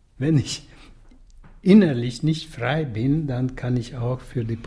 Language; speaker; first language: German; non-native, fluent; Russian